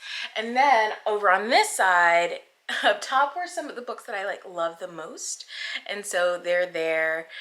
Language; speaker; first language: English; native; English